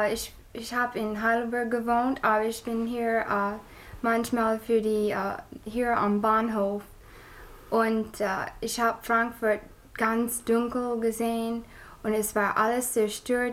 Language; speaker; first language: German; non-native, learner; English